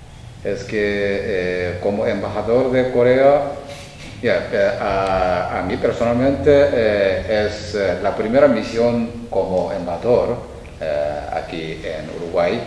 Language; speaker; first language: Spanish; non-native, fluent; Korean